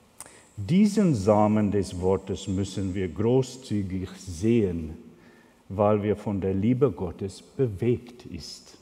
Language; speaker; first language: German; non-native, fluent; Afrikaans